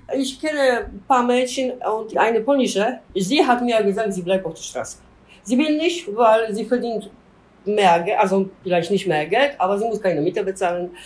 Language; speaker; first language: German; non-native, learner; Polish